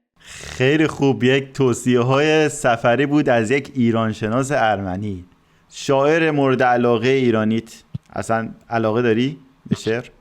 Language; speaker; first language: Persian; native; Persian